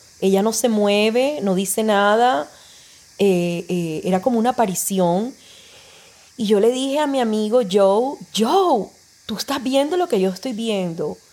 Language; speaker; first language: Spanish; early bilingual, heritage; Spanish